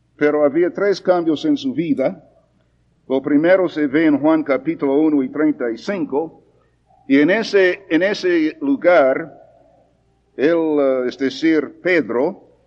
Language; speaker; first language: Spanish; non-native, fluent; English